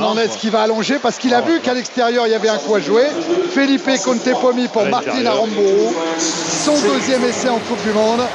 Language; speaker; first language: French; native; French